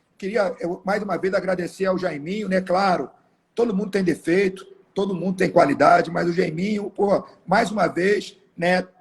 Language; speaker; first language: Portuguese; native; Portuguese